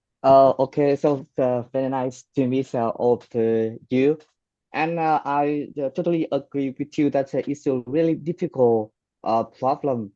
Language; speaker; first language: English; non-native, fluent; Vietnamese